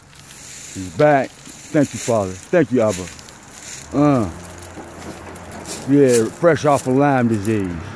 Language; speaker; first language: English; native; English